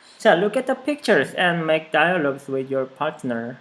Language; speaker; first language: English; non-native, fluent; Korean